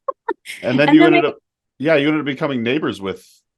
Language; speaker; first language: English; native; English